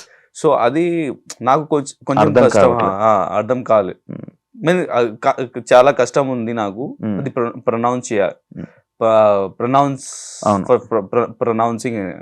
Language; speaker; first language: Telugu; non-native, learner; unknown